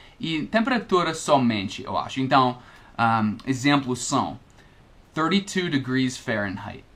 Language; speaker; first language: Portuguese; non-native, fluent; English